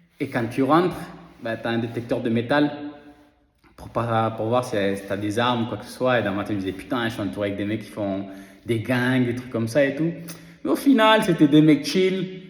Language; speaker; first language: French; early bilingual, other home language; Spanish